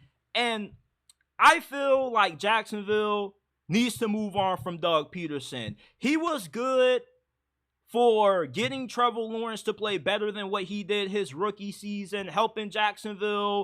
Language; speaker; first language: English; native; English